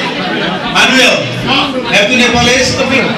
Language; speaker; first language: Dutch; non-native, learner; Nepali